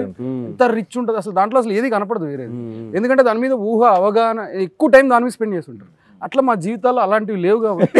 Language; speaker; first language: Telugu; native; Telugu